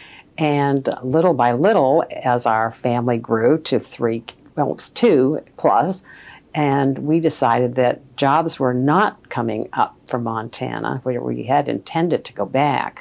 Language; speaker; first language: English; native; English